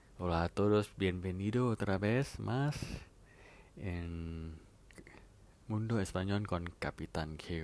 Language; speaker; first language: Spanish; non-native, fluent; Thai